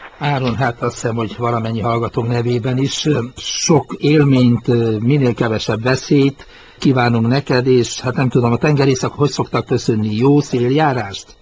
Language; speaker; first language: Hungarian; native; Hungarian